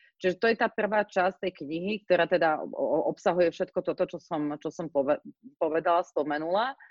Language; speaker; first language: Slovak; native; Slovak